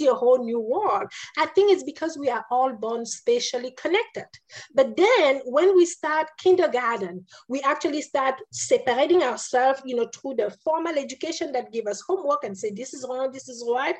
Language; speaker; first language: English; non-native, local second language; French